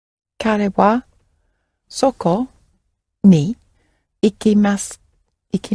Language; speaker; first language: Japanese; non-native, learner; English